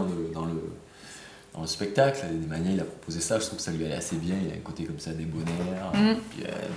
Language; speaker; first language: French; native; French